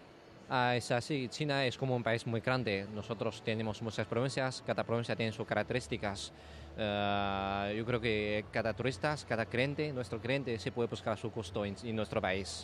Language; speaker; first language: Spanish; non-native, learner; Chinese